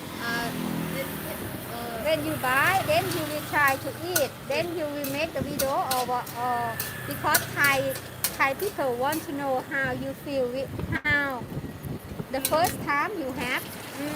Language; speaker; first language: English; non-native, learner; Thai